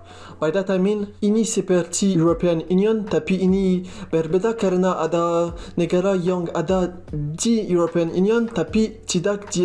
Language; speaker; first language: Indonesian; non-native, learner; French